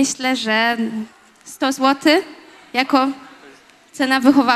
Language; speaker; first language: Polish; native; Polish